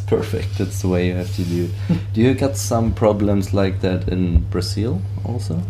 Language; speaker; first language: English; non-native, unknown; German